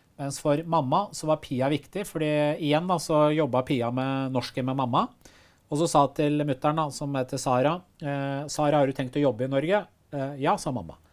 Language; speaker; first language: Norwegian; early bilingual, other home language; Persian